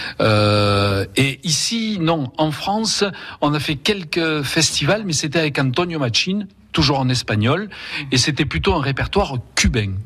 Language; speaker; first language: French; early bilingual, other home language; Spanish